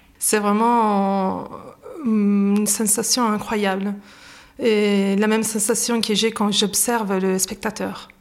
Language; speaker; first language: French; non-native, fluent; Italian